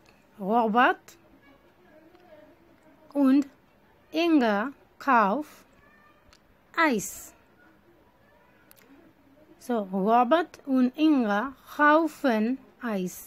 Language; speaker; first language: German; non-native, learner; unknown